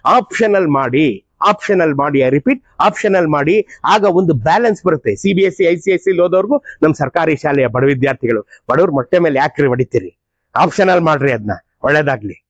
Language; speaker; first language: Kannada; native; Kannada